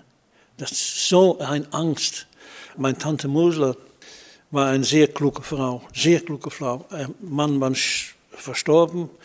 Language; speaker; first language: German; non-native, fluent; Dutch